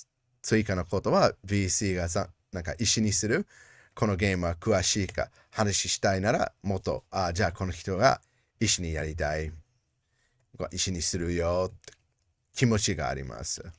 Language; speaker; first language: Japanese; non-native, learner; English